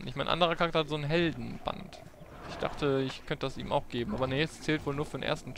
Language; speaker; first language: German; native; German